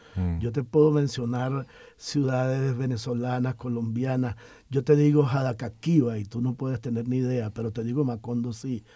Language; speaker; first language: Spanish; native; Spanish